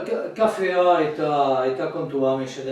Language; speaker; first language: Basque; non-native, learner; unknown